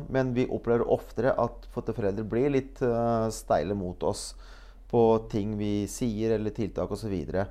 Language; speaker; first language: Norwegian; early bilingual, other home language; Bosnian